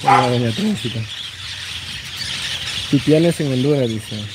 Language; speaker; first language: Spanish; native; Spanish